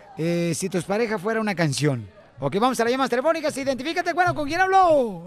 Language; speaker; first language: Spanish; native; Spanish